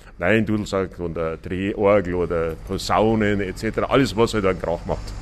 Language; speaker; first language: German; native; German